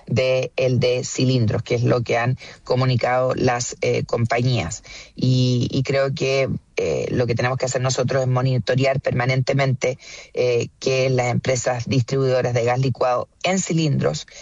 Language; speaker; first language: Spanish; native; Spanish